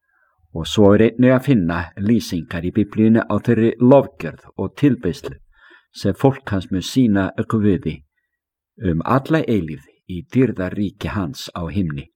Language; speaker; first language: Icelandic; native; Icelandic